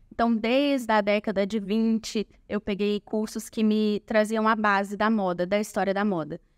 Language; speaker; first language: Portuguese; native; Portuguese